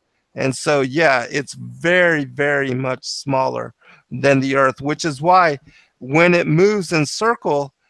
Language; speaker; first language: English; native; English